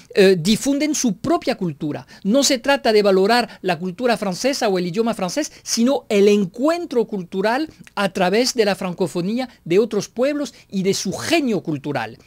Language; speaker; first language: Spanish; non-native, fluent; French